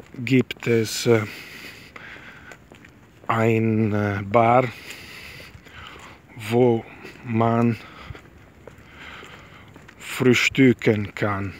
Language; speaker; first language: German; non-native, learner; Italian